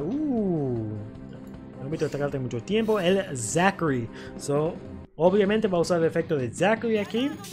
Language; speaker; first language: Spanish; non-native, learner; English